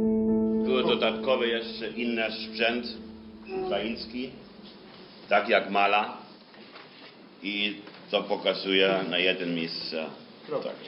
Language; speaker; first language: Polish; non-native, fluent; German